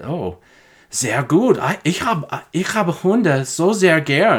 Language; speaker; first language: German; non-native, fluent; English